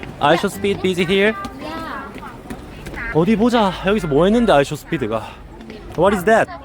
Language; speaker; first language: English; non-native, learner; Korean